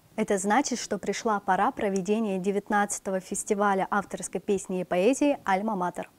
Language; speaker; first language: Russian; native; Russian